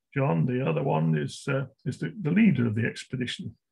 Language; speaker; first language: English; native; English